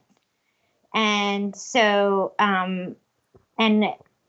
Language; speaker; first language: English; non-native, local second language; Cebuano